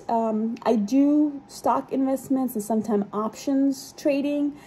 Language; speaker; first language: English; non-native, local second language; Urdu